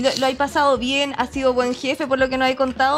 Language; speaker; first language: Spanish; native; Spanish